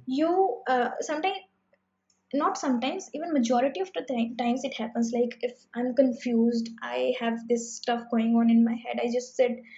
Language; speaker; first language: English; non-native, local second language; Hindi